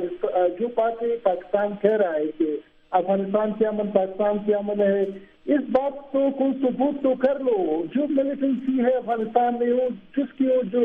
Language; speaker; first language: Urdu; non-native, fluent; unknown